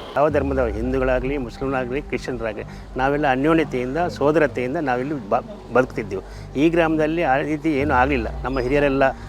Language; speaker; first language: Kannada; native; Kannada